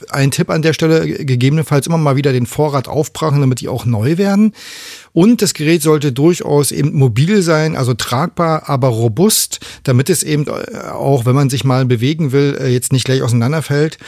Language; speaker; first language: German; native; German